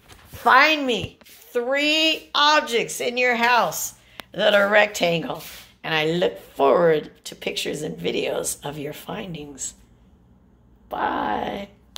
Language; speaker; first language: English; native; English